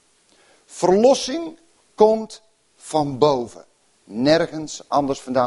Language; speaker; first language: Dutch; native; Dutch